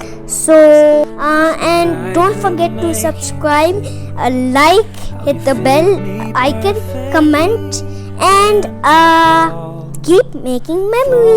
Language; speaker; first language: English; early bilingual, other home language; Hindi